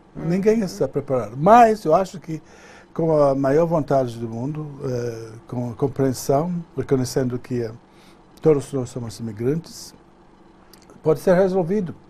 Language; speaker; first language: Portuguese; non-native, fluent; English